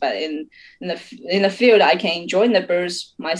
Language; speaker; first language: English; non-native, fluent; Chinese